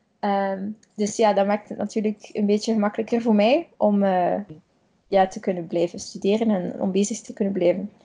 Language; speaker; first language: Dutch; native; Dutch